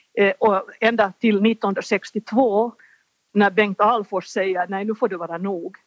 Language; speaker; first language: Swedish; native; Swedish